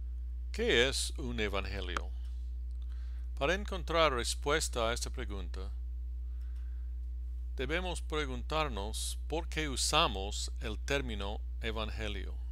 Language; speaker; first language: Spanish; non-native, fluent; English